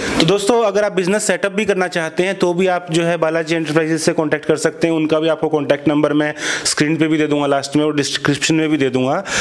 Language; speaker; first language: Hindi; native; Hindi